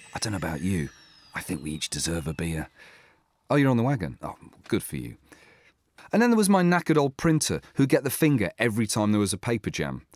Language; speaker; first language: English; native; English